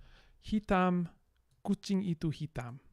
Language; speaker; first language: Indonesian; non-native, learner; English